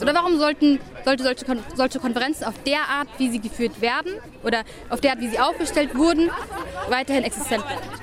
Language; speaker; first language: German; native; German